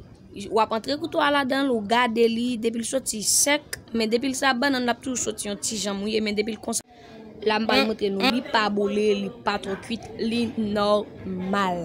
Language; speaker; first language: French; non-native, learner; Haitian Creole